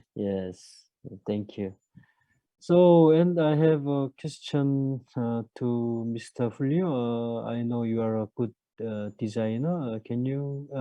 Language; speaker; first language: English; non-native, learner; Korean